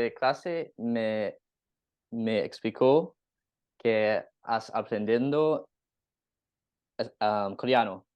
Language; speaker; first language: Spanish; non-native, learner; English